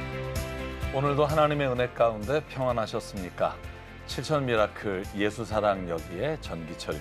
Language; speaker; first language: Korean; native; Korean